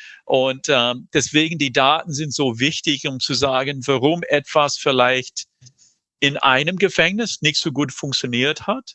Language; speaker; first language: German; non-native, fluent; English